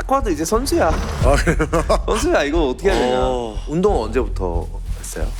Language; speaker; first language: Korean; native; Korean